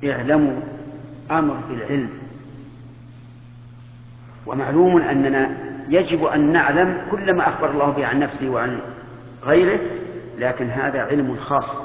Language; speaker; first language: Arabic; native; Arabic